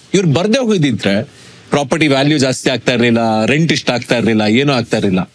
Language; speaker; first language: Kannada; native; Kannada